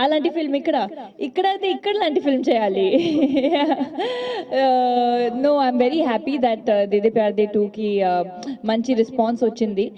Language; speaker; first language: Telugu; non-native, fluent; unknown